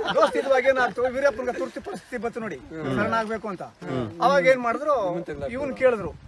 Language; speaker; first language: Kannada; native; Kannada